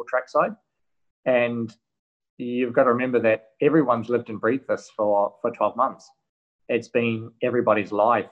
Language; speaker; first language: English; native; English